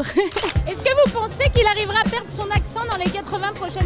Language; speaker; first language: French; native; French